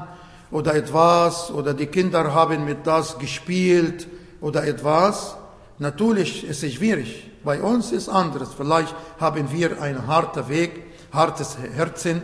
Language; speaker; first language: German; non-native, fluent; Arabic